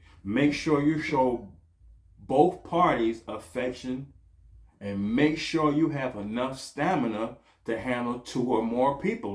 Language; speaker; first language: English; native; English